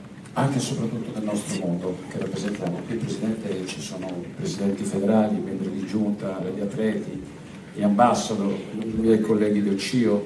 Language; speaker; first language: Italian; native; Italian